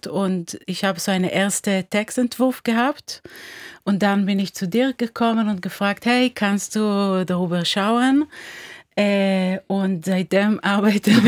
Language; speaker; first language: German; non-native, fluent; Hebrew